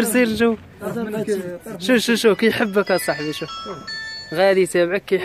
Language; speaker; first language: Arabic; native; Arabic